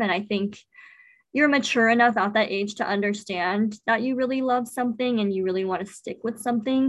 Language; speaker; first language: English; native; English